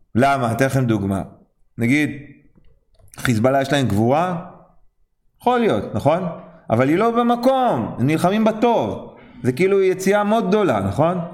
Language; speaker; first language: Hebrew; non-native, fluent; English